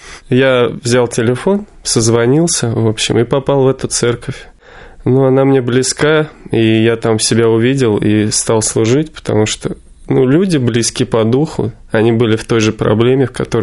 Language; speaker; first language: Russian; native; Russian